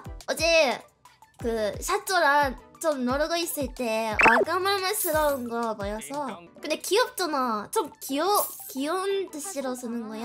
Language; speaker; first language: Korean; non-native, learner; Japanese